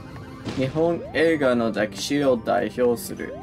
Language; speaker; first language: Japanese; non-native, learner; English